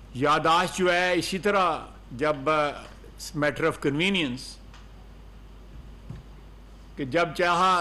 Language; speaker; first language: Urdu; non-native, local second language; Punjabi